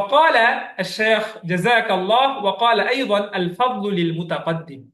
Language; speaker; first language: Arabic; non-native, fluent; Bangla